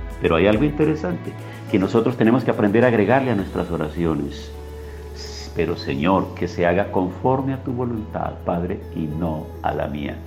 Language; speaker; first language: Spanish; native; Spanish